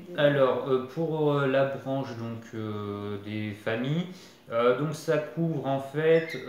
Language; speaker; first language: French; native; French